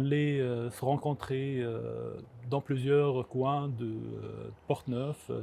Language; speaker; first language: French; non-native, local second language; Arabic